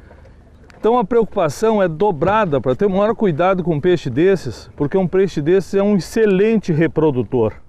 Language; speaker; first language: Portuguese; native; Portuguese